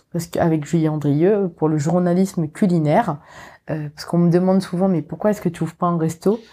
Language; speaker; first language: French; non-native, local second language; Morisyen